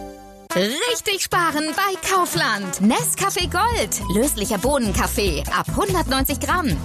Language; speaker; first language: German; native; German